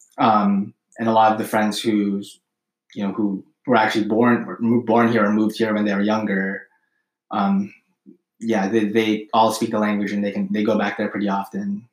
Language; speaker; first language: English; early bilingual, other home language; Filipino